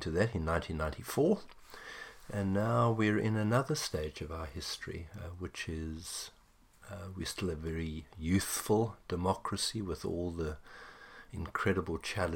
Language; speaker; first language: English; native; English